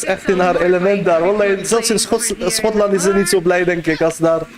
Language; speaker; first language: Dutch; early bilingual, other home language; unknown